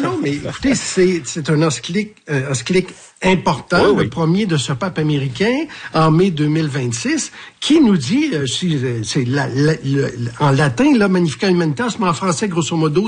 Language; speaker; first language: French; native; French